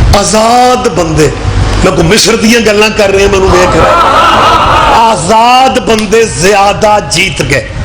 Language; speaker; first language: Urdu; non-native, local second language; Punjabi